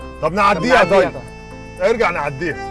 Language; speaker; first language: Arabic; native; Arabic